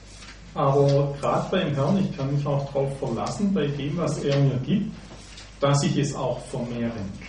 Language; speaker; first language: German; native; German